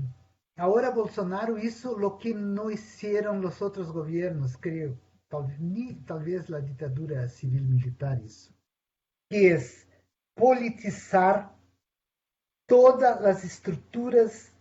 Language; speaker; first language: Spanish; non-native, fluent; Portuguese